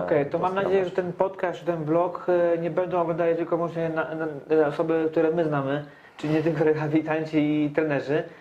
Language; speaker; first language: Polish; native; Polish